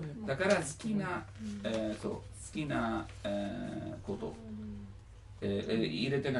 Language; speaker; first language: Japanese; non-native, learner; Italian